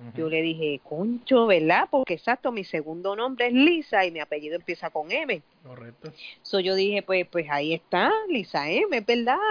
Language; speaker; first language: Spanish; native; Spanish